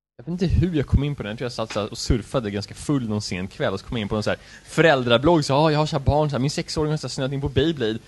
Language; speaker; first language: Swedish; native; Swedish